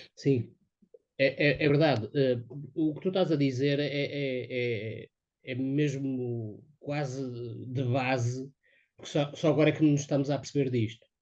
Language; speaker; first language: Portuguese; native; Portuguese